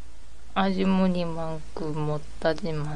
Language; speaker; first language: Korean; non-native, learner; Japanese